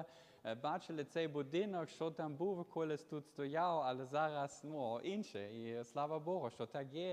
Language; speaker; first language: Ukrainian; non-native, learner; German